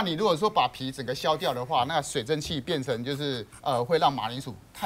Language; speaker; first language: Chinese; native; Chinese